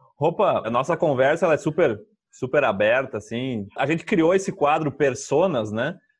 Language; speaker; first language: Portuguese; native; Portuguese